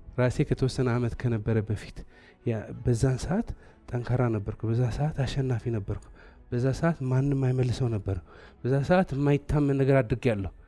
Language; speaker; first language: Amharic; non-native, local second language; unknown